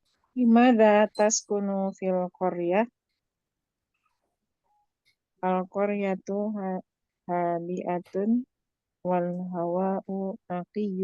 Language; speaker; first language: Arabic; non-native, learner; Indonesian